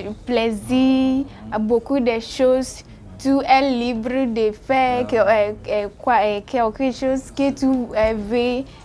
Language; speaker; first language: French; non-native, learner; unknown